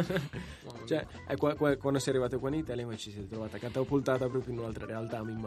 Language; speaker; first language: Italian; native; Italian